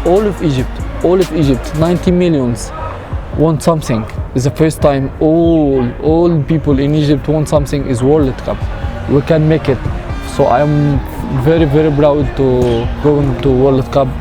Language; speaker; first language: English; non-native, learner; Arabic